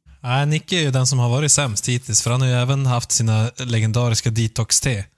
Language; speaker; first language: Swedish; native; Swedish